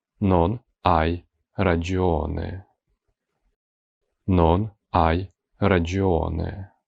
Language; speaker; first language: Italian; non-native, fluent; Ukrainian